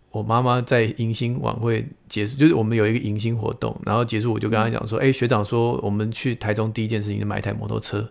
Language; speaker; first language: Chinese; native; Chinese